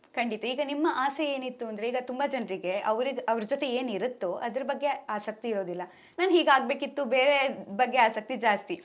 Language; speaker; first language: Kannada; native; Kannada